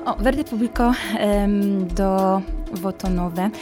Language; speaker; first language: Italian; non-native, learner; Polish